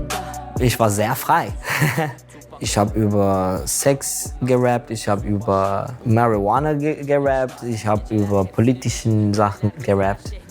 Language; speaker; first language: German; non-native, learner; Turkish